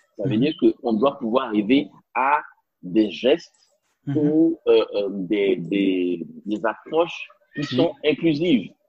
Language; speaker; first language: French; non-native, local second language; Spanish